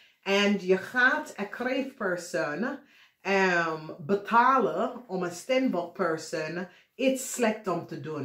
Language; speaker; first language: Dutch; non-native, learner; English